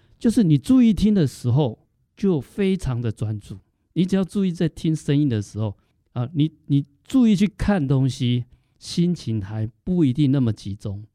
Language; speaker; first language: Chinese; native; Chinese